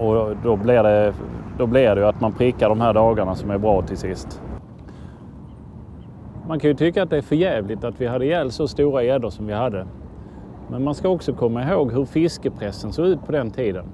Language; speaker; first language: Swedish; native; Swedish